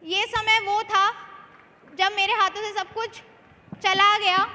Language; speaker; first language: Hindi; native; Hindi